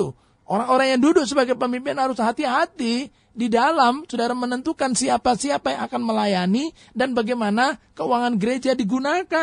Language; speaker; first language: Indonesian; native; Indonesian